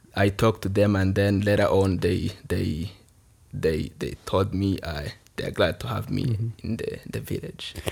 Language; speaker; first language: English; non-native, local second language; Kinyarwanda